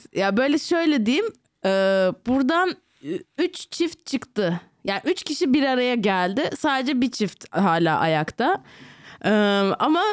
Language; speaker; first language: Turkish; native; Turkish